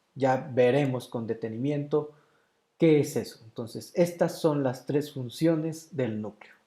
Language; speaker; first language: Spanish; native; Spanish